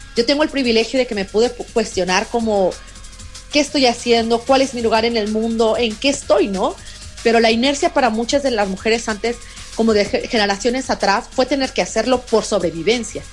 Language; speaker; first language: Spanish; native; Spanish